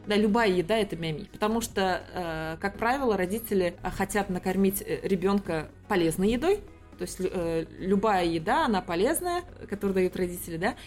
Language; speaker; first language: Russian; non-native, local second language; Tatar